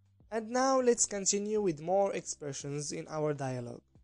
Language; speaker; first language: English; non-native, fluent; Arabic